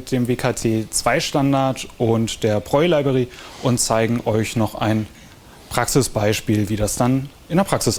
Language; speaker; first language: German; native; German